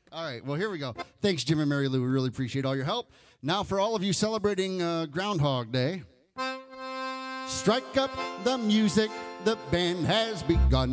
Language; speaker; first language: English; native; English